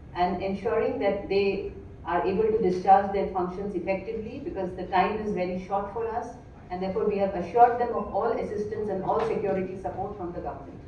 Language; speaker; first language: English; non-native, local second language; Bangla